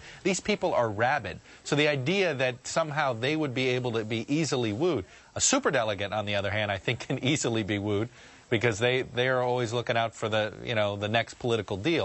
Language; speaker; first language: English; native; English